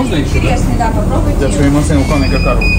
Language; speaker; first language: Japanese; non-native, learner; Russian